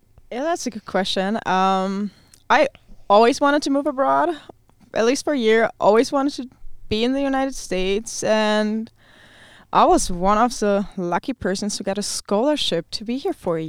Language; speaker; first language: English; non-native, fluent; German